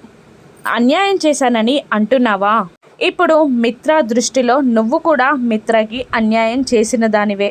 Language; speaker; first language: Telugu; native; Telugu